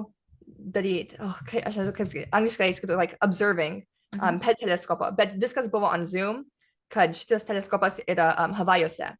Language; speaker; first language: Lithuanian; early bilingual, heritage; English